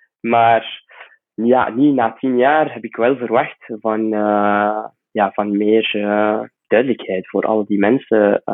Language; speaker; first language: Dutch; non-native, fluent; Arabic